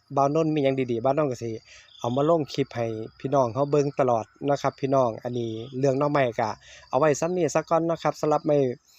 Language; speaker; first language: Thai; native; Thai